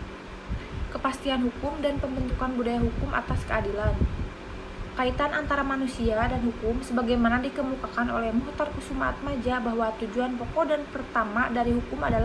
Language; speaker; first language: Indonesian; native; Indonesian